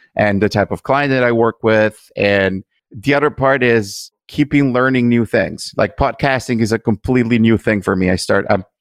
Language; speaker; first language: English; non-native, fluent; Italian